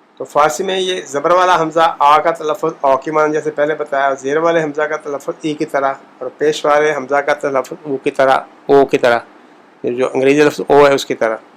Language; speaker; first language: Urdu; native; Urdu